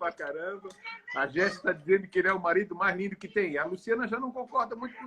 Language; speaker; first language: Portuguese; native; Portuguese